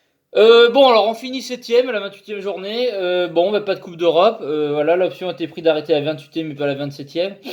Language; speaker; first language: French; native; French